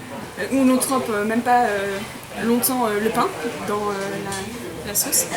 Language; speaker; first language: French; non-native, fluent; Chinese